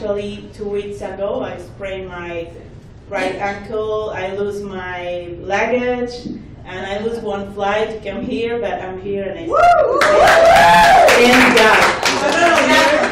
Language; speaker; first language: English; non-native, fluent; Spanish